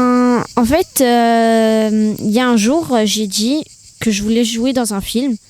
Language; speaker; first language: French; early bilingual, other home language; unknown